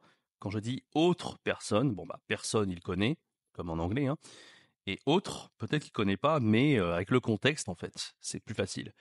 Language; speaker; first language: French; native; French